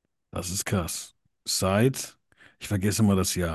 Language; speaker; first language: German; native; German